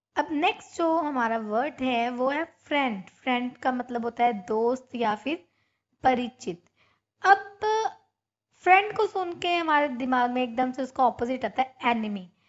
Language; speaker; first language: Hindi; non-native, local second language; Punjabi